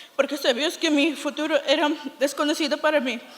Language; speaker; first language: Spanish; early bilingual, heritage; Spanish